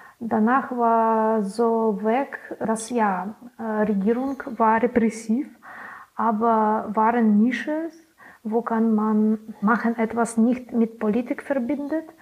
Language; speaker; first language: German; non-native, learner; Belarusian